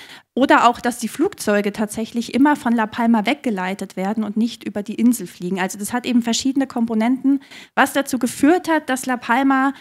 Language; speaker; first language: German; native; German